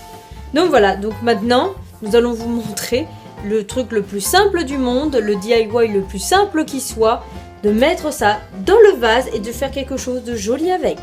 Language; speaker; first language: French; native; French